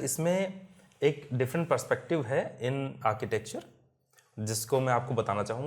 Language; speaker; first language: Hindi; native; Hindi